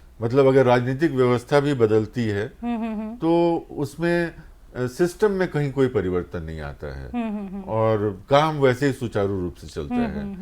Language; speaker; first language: Hindi; native; Hindi